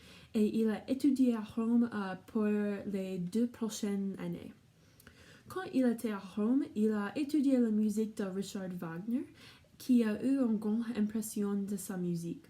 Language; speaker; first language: French; non-native, learner; English